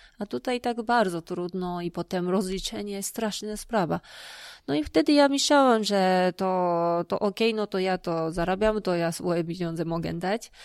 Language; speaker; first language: Polish; non-native, fluent; Japanese